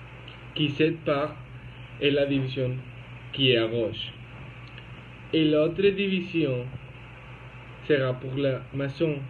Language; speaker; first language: French; non-native, learner; Spanish